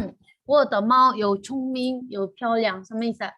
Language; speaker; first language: Chinese; non-native, fluent; Indonesian